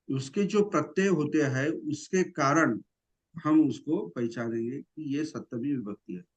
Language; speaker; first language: Hindi; non-native, local second language; Marathi